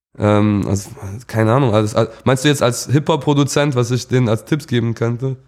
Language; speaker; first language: German; early bilingual, other home language; English